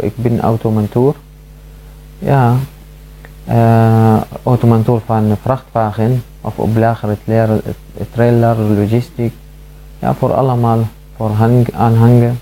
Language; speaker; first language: Dutch; non-native, learner; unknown